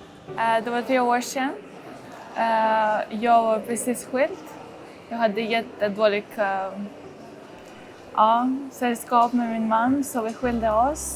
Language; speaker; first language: Swedish; non-native, fluent; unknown